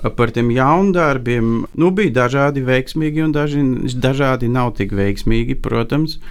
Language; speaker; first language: Latvian; non-native, fluent; Bulgarian